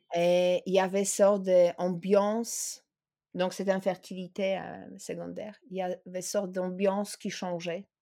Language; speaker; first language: French; non-native, fluent; Polish